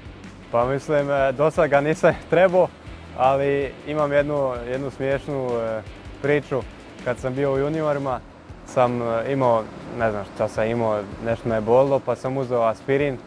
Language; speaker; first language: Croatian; early bilingual, heritage; Croatian